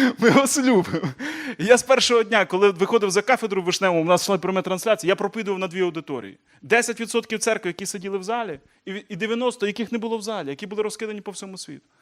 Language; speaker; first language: Ukrainian; native; Ukrainian